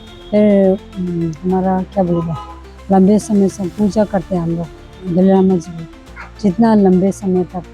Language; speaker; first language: Hindi; non-native, local second language; Tibetan